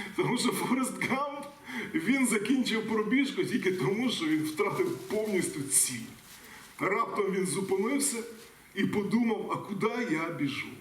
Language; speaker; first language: Ukrainian; non-native, local second language; Russian